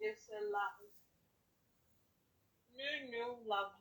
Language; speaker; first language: French; non-native, learner; English